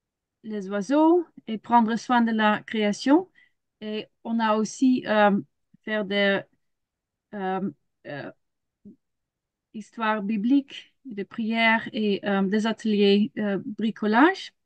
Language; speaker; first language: French; non-native, learner; Dutch